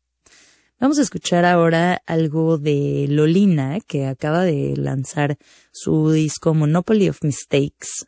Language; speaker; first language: Spanish; native; Spanish